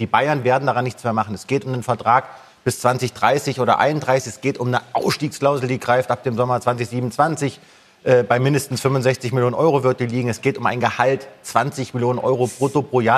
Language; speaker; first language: German; native; German